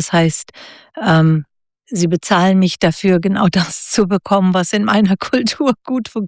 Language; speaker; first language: German; native; German